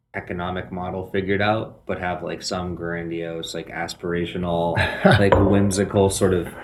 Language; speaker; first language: English; native; English